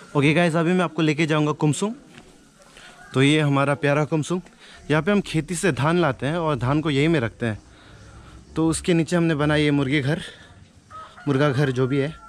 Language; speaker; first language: Hindi; non-native, local second language; Adi